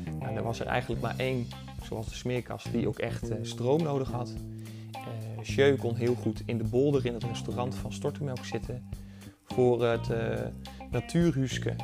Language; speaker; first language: Dutch; native; Dutch